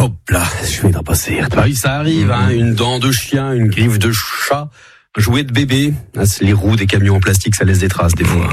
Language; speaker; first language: French; native; French